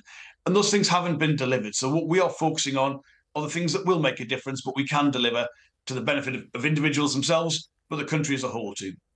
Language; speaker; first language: English; native; English